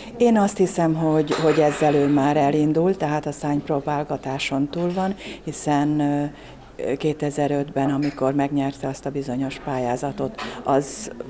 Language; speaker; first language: Hungarian; native; Hungarian